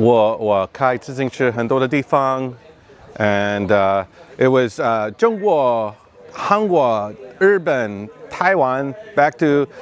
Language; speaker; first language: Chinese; non-native, learner; English